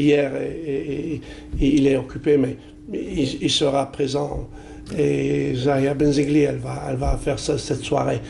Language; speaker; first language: French; non-native, local second language; Arabic